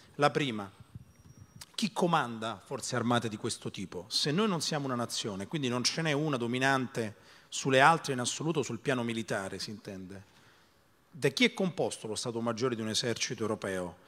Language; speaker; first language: Italian; native; Italian